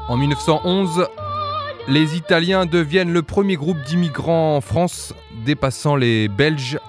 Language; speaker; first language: French; native; French